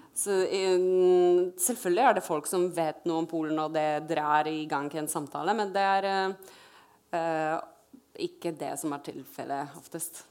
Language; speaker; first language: Norwegian; non-native, fluent; Polish